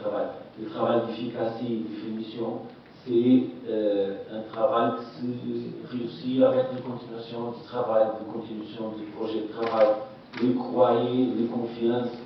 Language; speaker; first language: French; non-native, learner; Portuguese